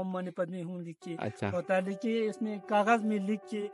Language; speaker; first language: Hindi; native; Hindi